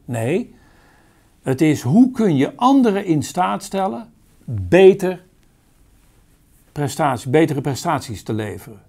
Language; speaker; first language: Dutch; native; Dutch